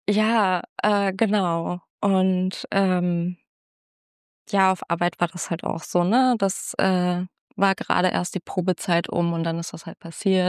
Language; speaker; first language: German; native; German